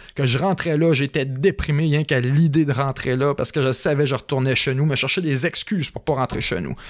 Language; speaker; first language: French; native; French